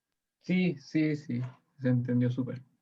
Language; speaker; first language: Spanish; native; Spanish